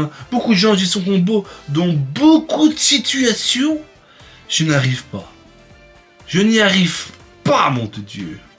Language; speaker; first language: French; native; French